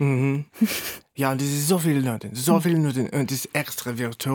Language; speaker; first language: German; non-native, fluent; Russian